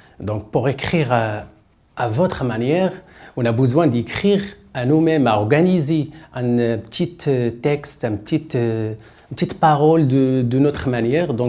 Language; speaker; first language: French; non-native, learner; Arabic